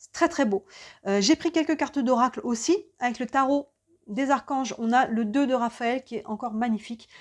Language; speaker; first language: French; native; French